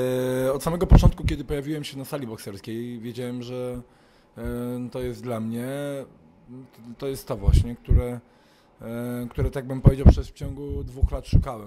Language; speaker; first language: Polish; native; Polish